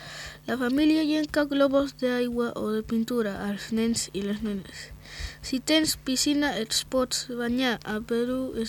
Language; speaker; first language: Catalan; early bilingual, other home language; Spanish